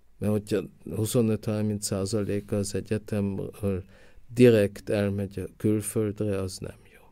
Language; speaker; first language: Hungarian; early bilingual, heritage; Hungarian